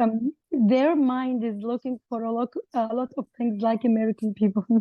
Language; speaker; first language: English; non-native, learner; Arabic